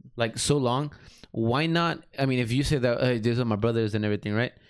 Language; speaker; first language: English; early bilingual, other home language; Spanish